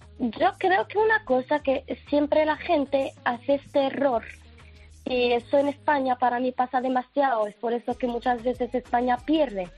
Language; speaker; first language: Spanish; non-native, fluent; Arabic